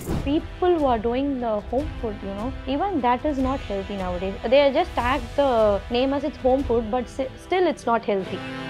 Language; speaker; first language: English; non-native, local second language; Tamil